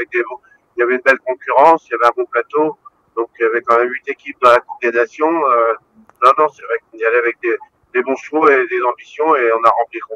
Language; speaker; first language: French; native; French